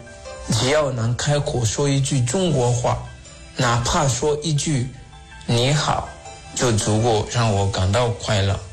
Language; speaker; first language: Chinese; non-native, fluent; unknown